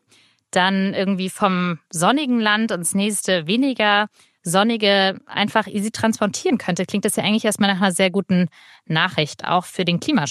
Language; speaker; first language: German; native; German